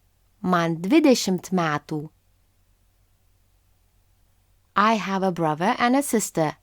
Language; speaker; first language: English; non-native, fluent; Lithuanian